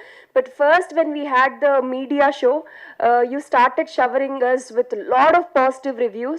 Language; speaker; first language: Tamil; non-native, learner; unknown